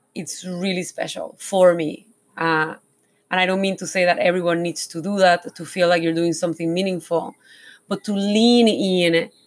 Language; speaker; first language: English; non-native, fluent; Spanish